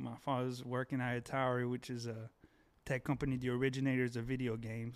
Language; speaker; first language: English; early bilingual, other home language; French